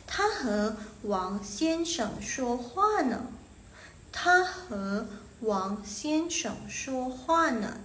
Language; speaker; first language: Chinese; non-native, fluent; Indonesian